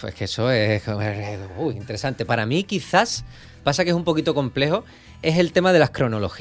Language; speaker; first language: Spanish; native; Spanish